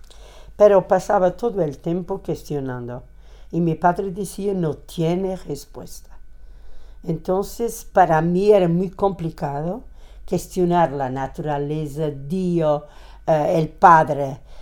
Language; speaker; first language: Spanish; non-native, fluent; Portuguese